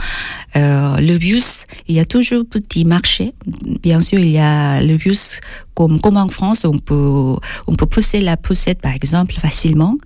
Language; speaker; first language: French; non-native, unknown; Korean